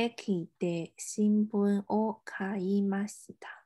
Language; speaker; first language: Japanese; non-native, fluent; Chinese